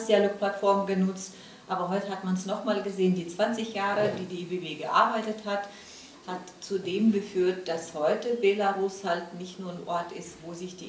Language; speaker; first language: German; non-native, fluent; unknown